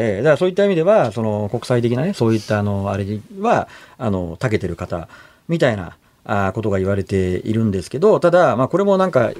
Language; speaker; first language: Japanese; native; Japanese